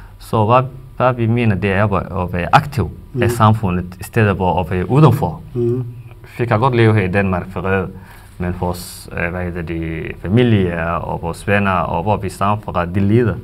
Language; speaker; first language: Danish; non-native, fluent; Somali